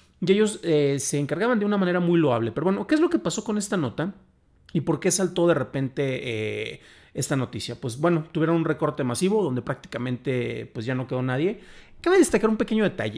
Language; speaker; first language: Spanish; native; Spanish